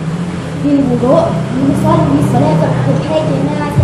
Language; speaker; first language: Arabic; non-native, learner; Indonesian